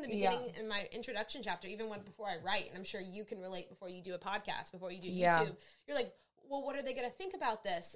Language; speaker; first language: English; native; English